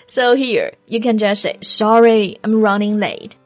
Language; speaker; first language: English; non-native, fluent; Chinese